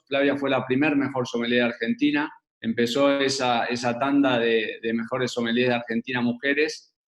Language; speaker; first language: Spanish; native; Spanish